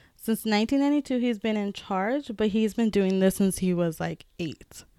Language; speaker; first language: English; early bilingual, other home language; Spanish